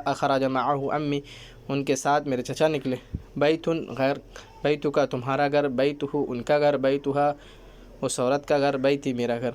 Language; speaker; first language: Urdu; native; Urdu